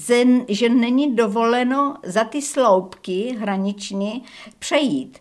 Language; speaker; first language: Czech; early bilingual, heritage; Czech